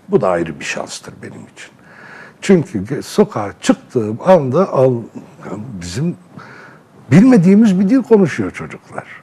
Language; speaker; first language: Turkish; non-native, local second language; Arabic